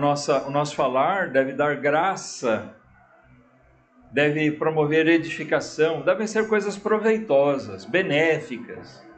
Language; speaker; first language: Portuguese; native; Portuguese